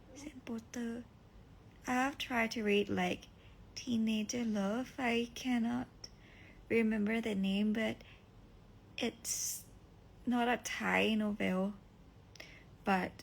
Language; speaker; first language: English; non-native, learner; Thai